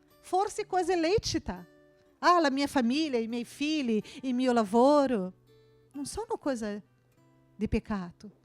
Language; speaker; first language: Italian; non-native, fluent; Portuguese